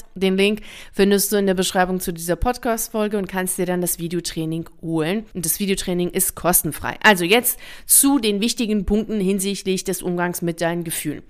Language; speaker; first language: German; early bilingual, other home language; Persian